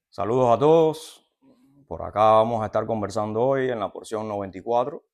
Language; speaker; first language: Spanish; native; Spanish